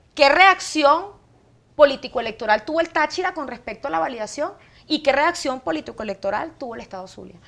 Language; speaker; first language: Spanish; native; Spanish